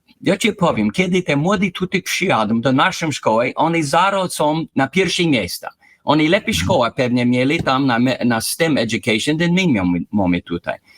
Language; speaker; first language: Polish; early bilingual, heritage; English